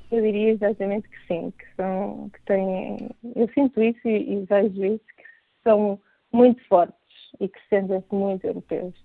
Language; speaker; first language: Portuguese; native; Portuguese